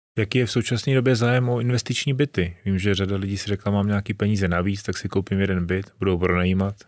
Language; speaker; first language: Czech; native; Czech